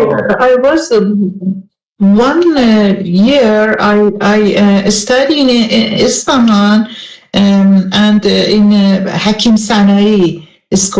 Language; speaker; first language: English; non-native, learner; Persian